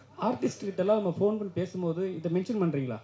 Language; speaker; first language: Tamil; native; Tamil